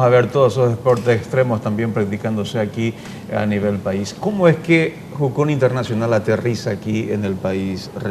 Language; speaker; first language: Spanish; native; Spanish